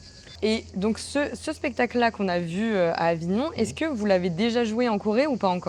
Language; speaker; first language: French; native; French